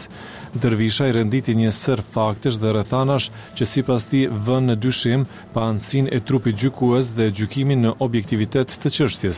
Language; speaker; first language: Albanian; native; Albanian